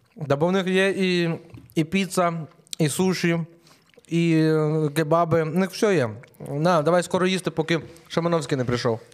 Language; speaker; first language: Ukrainian; native; Ukrainian